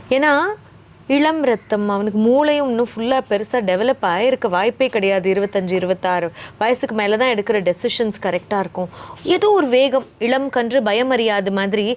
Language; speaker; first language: Tamil; native; Tamil